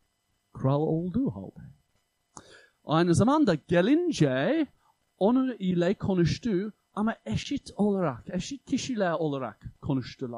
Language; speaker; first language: Turkish; non-native, fluent; English